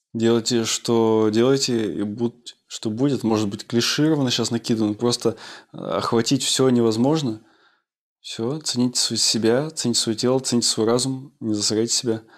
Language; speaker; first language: Russian; native; Russian